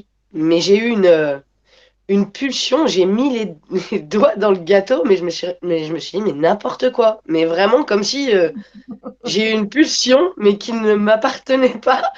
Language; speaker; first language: French; native; French